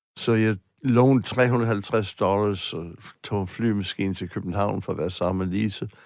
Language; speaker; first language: Danish; non-native, fluent; English